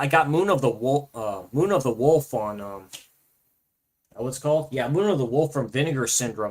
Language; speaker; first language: English; native; English